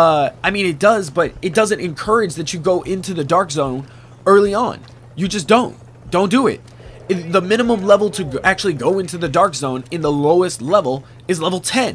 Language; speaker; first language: English; native; English